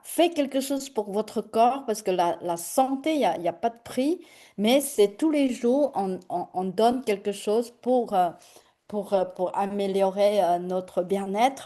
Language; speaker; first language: French; non-native, fluent; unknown